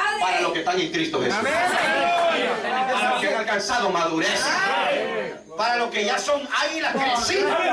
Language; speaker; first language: Spanish; native; Spanish